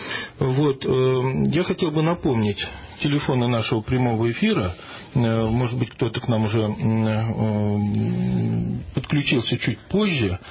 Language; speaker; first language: Russian; native; Russian